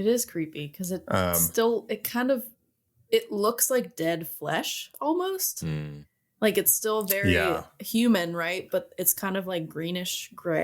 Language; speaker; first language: English; native; English